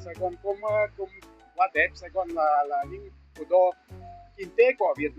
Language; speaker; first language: Vietnamese; non-native, learner; Russian